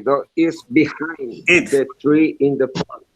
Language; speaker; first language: English; non-native, learner; Spanish